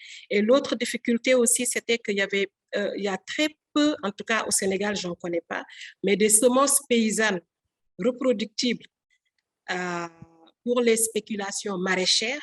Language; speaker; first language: French; non-native, local second language; Wolof